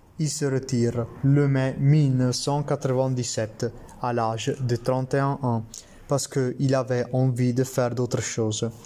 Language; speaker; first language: French; non-native, learner; Italian